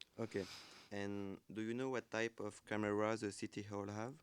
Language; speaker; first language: English; non-native, learner; French